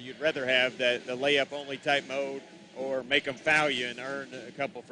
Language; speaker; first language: English; native; English